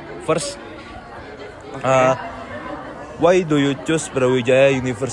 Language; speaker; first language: English; non-native, learner; Indonesian